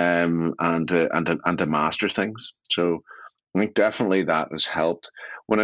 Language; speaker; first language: English; native; English